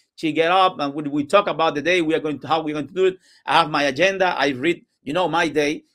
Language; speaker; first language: English; non-native, learner; Spanish